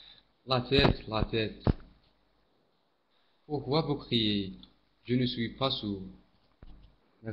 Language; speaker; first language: French; non-native, learner; Arabic